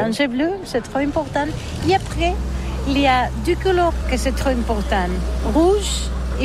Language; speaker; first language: French; non-native, learner; Catalan